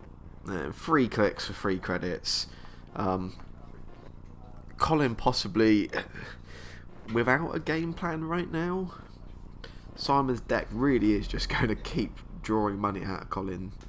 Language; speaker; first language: English; native; English